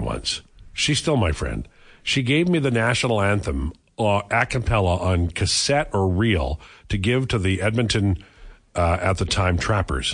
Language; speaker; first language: English; native; English